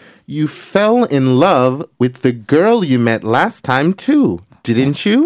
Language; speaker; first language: English; early bilingual, other home language; Korean